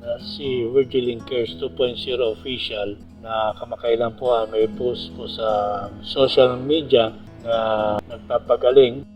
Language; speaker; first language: Filipino; non-native, local second language; Bikol